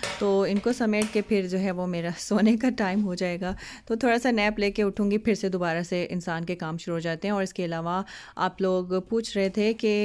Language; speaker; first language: Hindi; native; Hindi